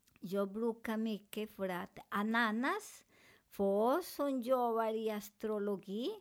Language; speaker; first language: Swedish; non-native, learner; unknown